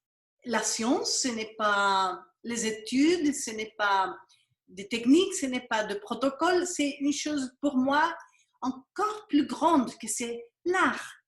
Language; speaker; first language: French; non-native, fluent; Spanish